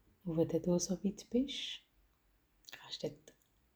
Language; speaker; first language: German; native; German